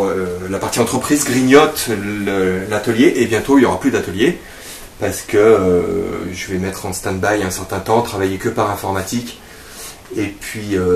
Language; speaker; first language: French; native; French